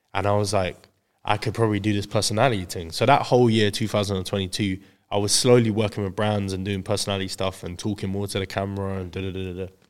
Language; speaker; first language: English; native; English